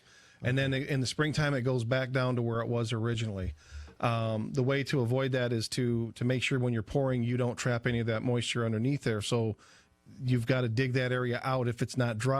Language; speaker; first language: English; native; English